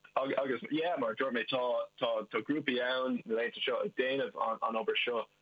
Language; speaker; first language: Irish; non-native, local second language; English